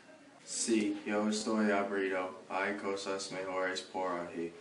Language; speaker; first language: Spanish; non-native, learner; English